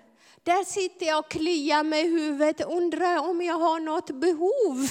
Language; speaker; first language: Swedish; non-native, fluent; Amharic